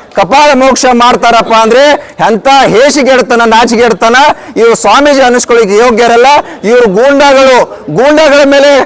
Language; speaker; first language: Kannada; non-native, local second language; Lambadi